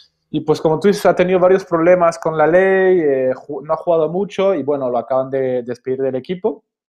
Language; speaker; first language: Spanish; non-native, fluent; French